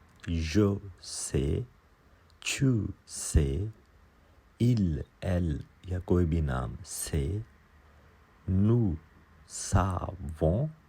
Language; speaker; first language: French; non-native, fluent; Urdu